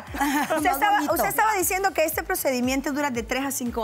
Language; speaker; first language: Spanish; native; Spanish